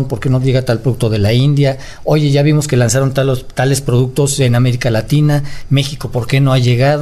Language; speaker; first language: Spanish; native; Spanish